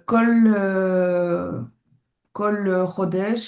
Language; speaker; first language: Hebrew; non-native, learner; French